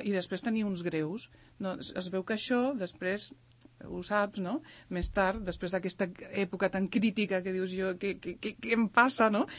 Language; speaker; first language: Catalan; early bilingual, other home language; Spanish